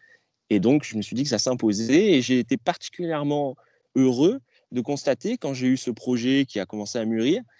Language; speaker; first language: French; native; French